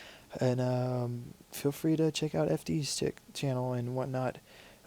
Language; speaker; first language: English; native; English